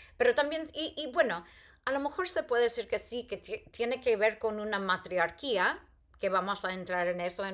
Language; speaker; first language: Spanish; non-native, fluent; English